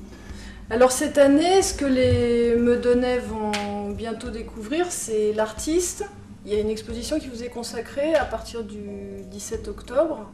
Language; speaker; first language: French; native; French